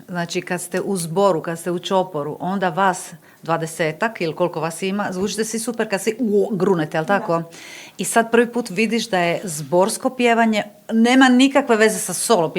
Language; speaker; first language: Bosnian; native; Bosnian